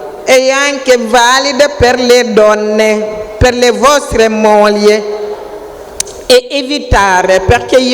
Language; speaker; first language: Italian; non-native, fluent; Wolof